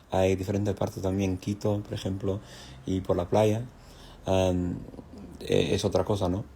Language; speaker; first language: Spanish; non-native, fluent; English